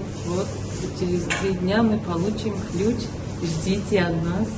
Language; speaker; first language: Russian; non-native, fluent; Tajik